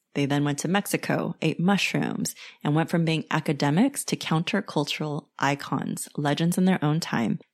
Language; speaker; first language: English; native; English